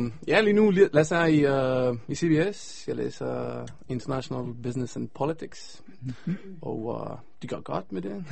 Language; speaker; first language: Danish; non-native, fluent; Hebrew